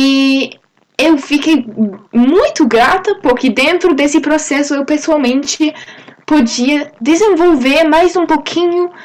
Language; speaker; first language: Portuguese; non-native, fluent; English